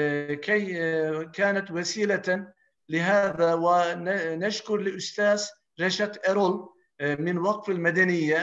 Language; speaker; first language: Arabic; non-native, fluent; Turkish